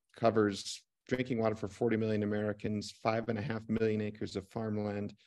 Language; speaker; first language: English; native; English